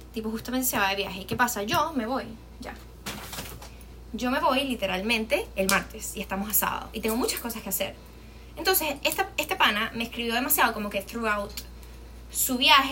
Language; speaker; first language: Spanish; native; Spanish